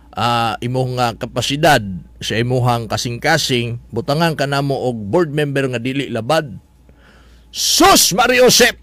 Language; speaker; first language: Cebuano; native; Cebuano